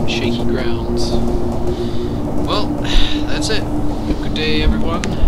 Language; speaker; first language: English; native; English